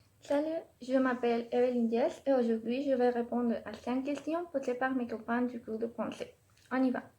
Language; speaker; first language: French; non-native, learner; Spanish